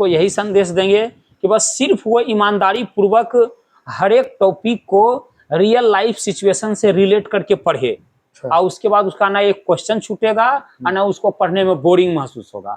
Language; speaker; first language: Hindi; native; Hindi